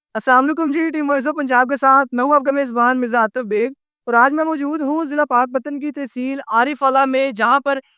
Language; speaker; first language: Urdu; non-native, local second language; Punjabi